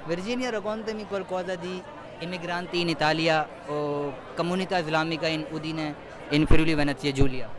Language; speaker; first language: Italian; non-native, learner; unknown